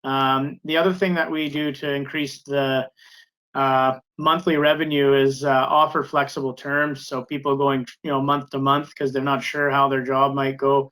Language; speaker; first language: English; native; English